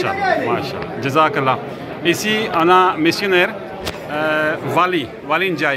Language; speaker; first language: French; non-native, learner; Urdu